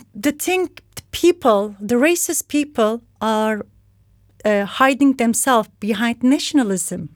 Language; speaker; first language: English; non-native, fluent; Turkish